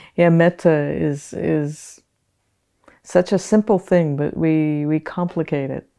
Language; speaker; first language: English; native; English